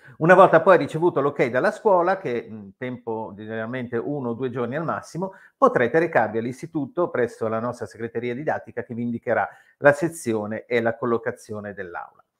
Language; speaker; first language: Italian; native; Italian